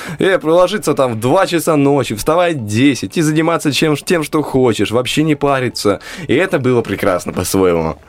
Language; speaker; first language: Russian; native; Russian